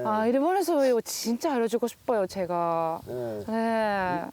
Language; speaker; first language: Korean; non-native, learner; Japanese